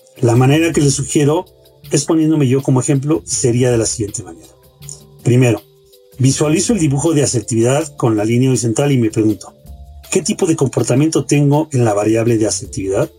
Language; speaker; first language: Spanish; native; Spanish